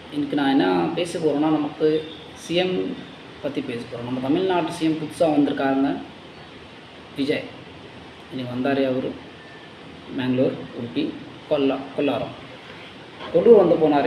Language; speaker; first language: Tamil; non-native, learner; Hindi